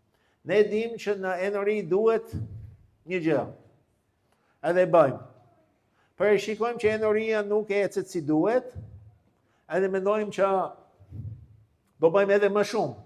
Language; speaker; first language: Albanian; non-native, fluent; English